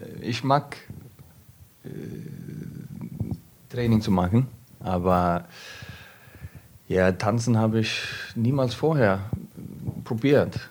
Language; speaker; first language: German; non-native, learner; Icelandic